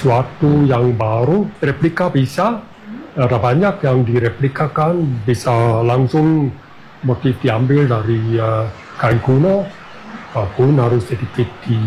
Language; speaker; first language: Indonesian; non-native, fluent; German